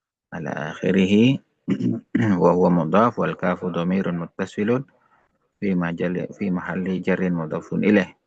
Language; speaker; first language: Arabic; non-native, fluent; Indonesian